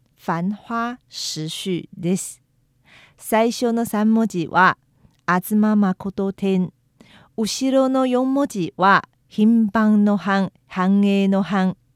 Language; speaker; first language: Japanese; non-native, fluent; Chinese